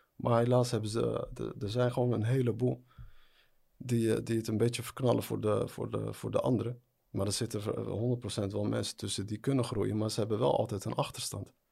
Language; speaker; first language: Dutch; early bilingual, other home language; Arabic